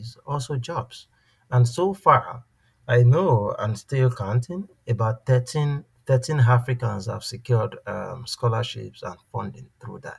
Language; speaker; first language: English; non-native, local second language; Yoruba